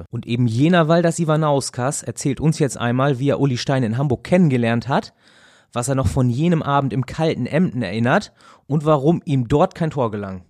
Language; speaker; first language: German; native; German